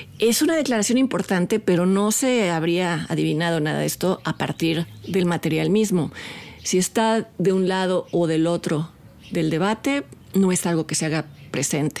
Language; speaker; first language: Spanish; native; Spanish